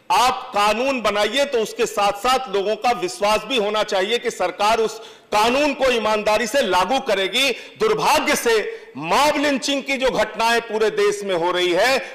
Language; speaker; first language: Hindi; native; Hindi